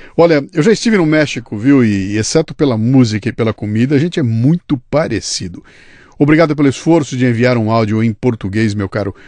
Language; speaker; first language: Portuguese; native; Portuguese